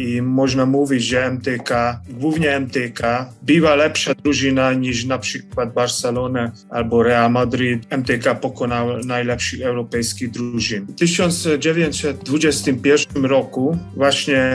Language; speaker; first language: Polish; non-native, fluent; Hungarian